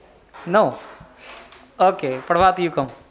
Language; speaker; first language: English; non-native, fluent; Hindi